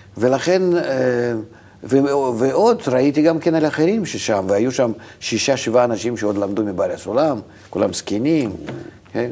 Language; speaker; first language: Hebrew; non-native, fluent; Russian